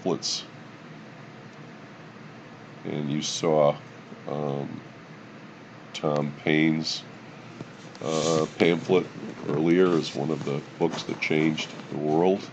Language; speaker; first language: English; native; English